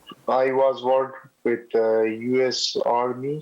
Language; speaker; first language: English; non-native, learner; Pashto